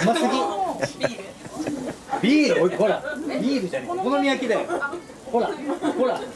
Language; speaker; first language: Japanese; native; Japanese